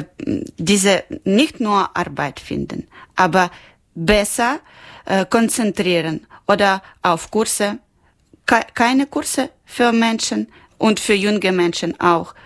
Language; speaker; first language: German; non-native, learner; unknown